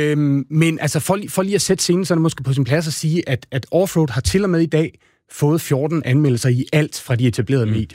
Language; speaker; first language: Danish; native; Danish